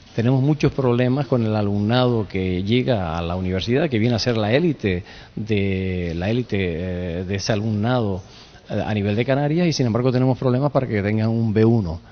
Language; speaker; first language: Spanish; native; Spanish